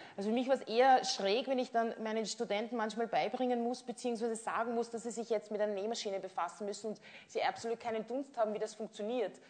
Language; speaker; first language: German; native; German